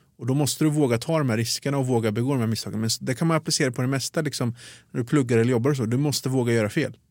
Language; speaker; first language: Swedish; early bilingual, other home language; Bosnian